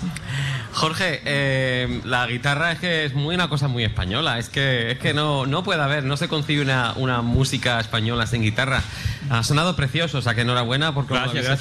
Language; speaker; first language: Spanish; native; Spanish